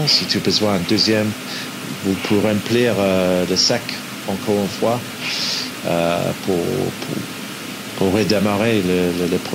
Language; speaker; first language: French; non-native, learner; English